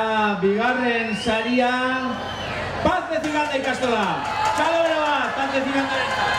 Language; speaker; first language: Basque; native; Basque